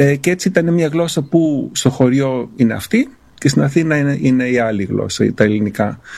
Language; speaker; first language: Greek; early bilingual, other home language; German